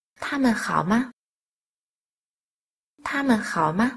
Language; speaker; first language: Chinese; non-native, fluent; Vietnamese